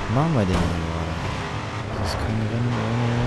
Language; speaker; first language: German; native; German